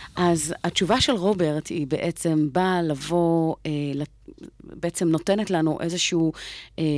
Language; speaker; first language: Hebrew; native; Hebrew